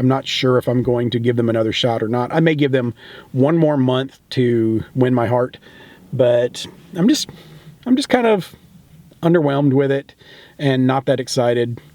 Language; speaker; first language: English; native; English